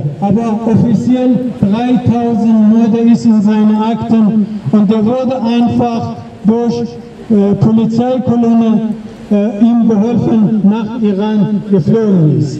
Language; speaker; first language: German; non-native, learner; Persian